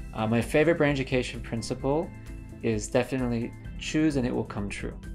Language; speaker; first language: English; native; English